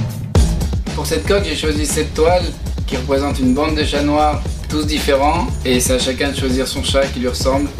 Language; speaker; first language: French; non-native, fluent; Spanish